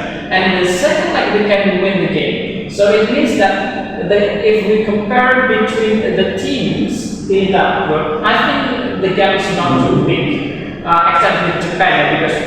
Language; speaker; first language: English; non-native, fluent; Indonesian